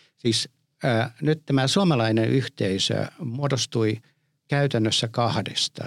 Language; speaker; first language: Finnish; early bilingual, heritage; Finnish